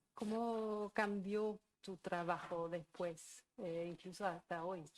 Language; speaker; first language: Spanish; non-native, fluent; German